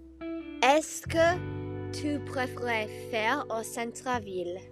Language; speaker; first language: French; non-native, learner; English